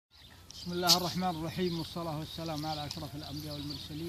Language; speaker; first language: Arabic; native; Arabic